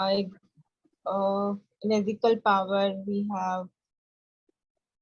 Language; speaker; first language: English; non-native, learner; Hindi